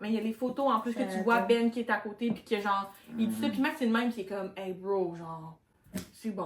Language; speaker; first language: French; native; French